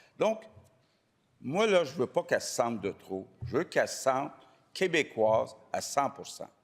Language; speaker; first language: French; native; French